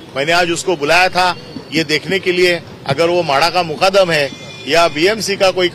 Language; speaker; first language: Hindi; non-native, local second language; Marathi